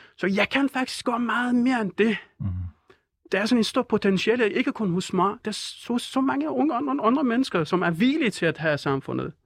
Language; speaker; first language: Danish; non-native, fluent; Persian